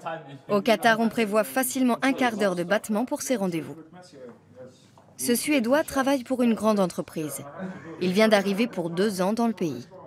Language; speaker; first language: French; native; French